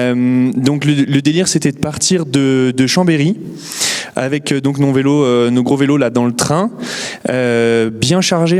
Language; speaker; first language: French; native; French